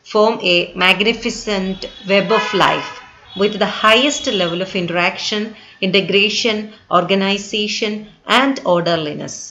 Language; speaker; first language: English; non-native, local second language; Malayalam